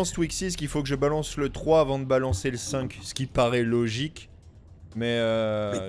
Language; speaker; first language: French; native; French